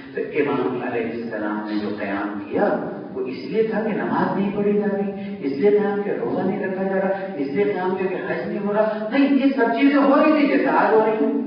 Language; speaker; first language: Urdu; non-native, local second language; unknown